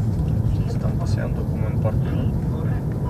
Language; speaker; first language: Spanish; non-native, fluent; Russian